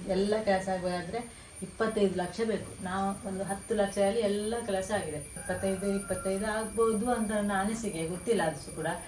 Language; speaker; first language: Kannada; non-native, local second language; Tulu